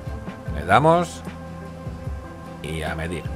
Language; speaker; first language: Spanish; native; Spanish